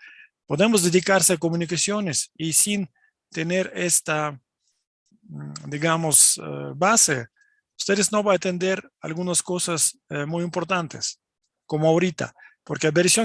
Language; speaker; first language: Spanish; non-native, fluent; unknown